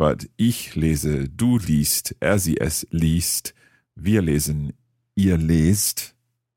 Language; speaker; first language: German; non-native, learner; English